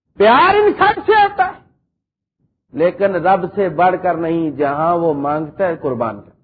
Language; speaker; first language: Urdu; non-native, local second language; Punjabi